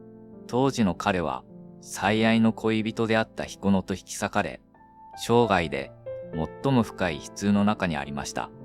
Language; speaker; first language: Japanese; native; Japanese